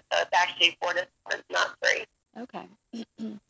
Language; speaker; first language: English; native; English